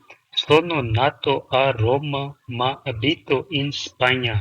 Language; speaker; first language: Italian; non-native, fluent; Punjabi